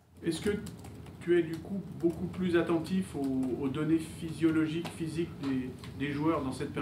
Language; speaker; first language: French; native; French